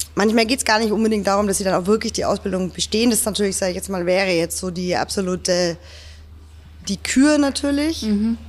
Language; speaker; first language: German; native; German